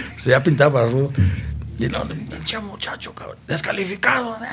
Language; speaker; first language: Spanish; native; Spanish